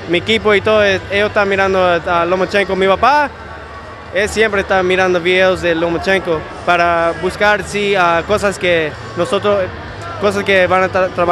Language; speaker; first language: Spanish; early bilingual, heritage; Spanish